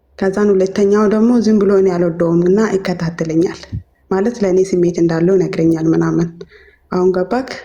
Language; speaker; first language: Amharic; non-native, local second language; Oromo